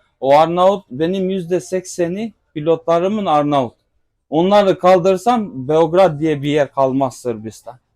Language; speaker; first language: Turkish; non-native, local second language; Albanian